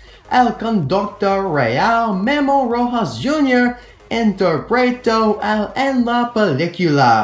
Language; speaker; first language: Spanish; non-native, learner; English